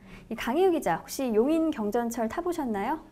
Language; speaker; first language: Korean; native; Korean